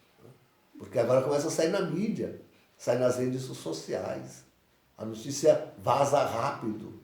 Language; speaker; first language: Portuguese; native; Portuguese